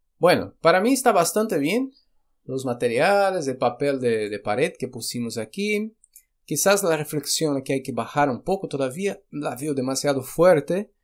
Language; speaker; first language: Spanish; non-native, fluent; Portuguese